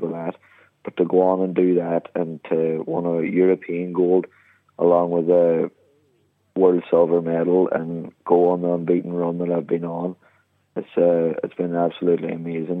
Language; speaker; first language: English; native; English